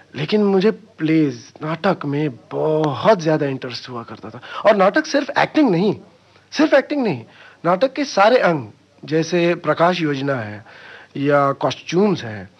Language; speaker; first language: Hindi; non-native, local second language; Marathi